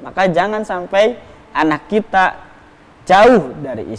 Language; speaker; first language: Indonesian; native; Indonesian